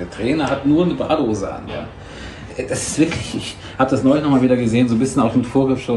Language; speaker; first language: German; native; German